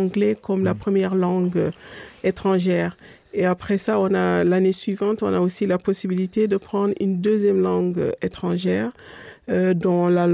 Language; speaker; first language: French; non-native, local second language; Wolof